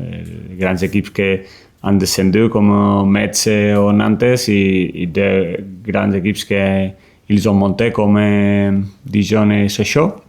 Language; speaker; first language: French; non-native, learner; Spanish